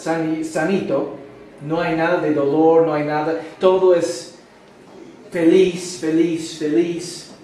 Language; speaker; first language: Spanish; non-native, fluent; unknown